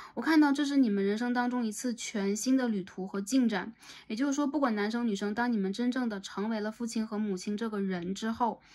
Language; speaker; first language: Chinese; native; Chinese